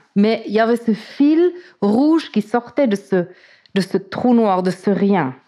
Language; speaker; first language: French; native; French